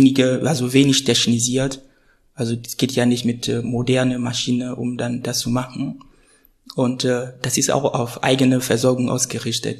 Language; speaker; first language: German; non-native, fluent; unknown